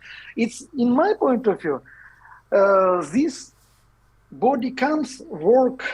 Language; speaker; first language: English; non-native, learner; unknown